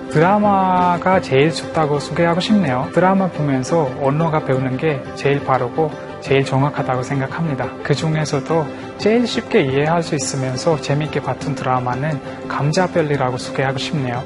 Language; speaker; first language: Korean; non-native, fluent; Sinhala